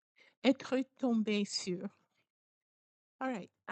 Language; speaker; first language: French; non-native, fluent; English